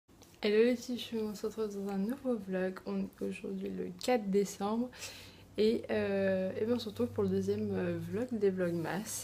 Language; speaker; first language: French; native; French